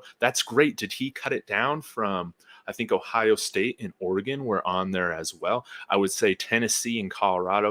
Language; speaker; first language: English; native; English